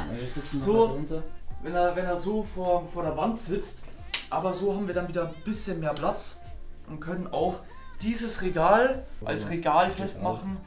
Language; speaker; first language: German; native; German